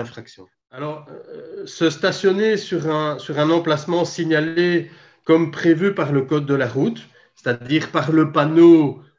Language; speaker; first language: French; native; French